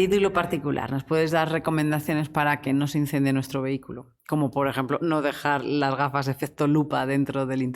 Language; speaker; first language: Spanish; native; Spanish